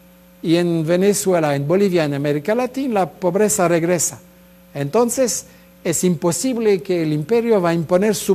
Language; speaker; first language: Spanish; non-native, fluent; French